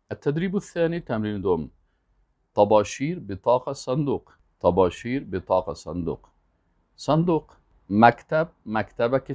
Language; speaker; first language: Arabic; non-native, fluent; Persian